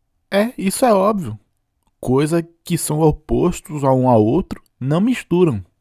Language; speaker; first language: Portuguese; non-native, fluent; English